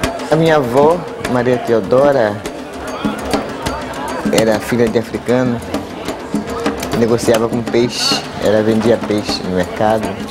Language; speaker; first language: Portuguese; native; Portuguese